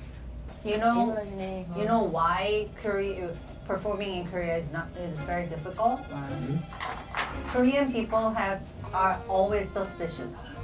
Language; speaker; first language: English; non-native, fluent; Korean